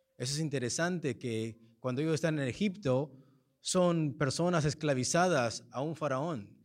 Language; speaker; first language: Spanish; early bilingual, heritage; Spanish